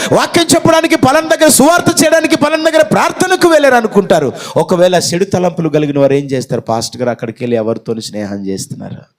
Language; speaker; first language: Telugu; non-native, local second language; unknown